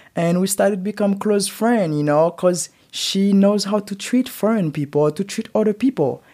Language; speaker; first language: English; non-native, learner; Haitian Creole